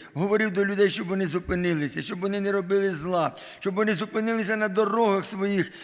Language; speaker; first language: Ukrainian; non-native, local second language; Russian